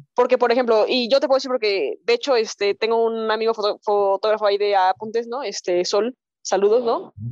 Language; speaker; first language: Spanish; native; Spanish